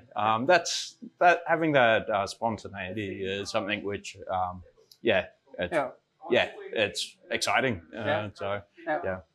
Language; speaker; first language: English; native; English